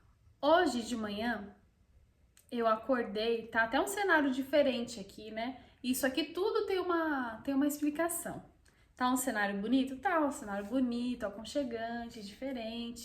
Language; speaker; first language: Portuguese; native; Portuguese